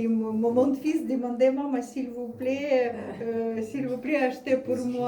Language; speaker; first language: French; non-native, learner; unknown